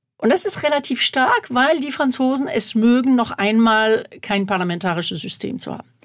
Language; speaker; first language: German; non-native, fluent; French